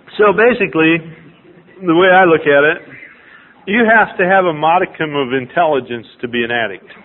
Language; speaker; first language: English; native; English